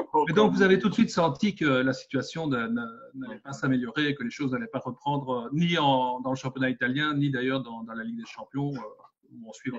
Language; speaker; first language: French; native; French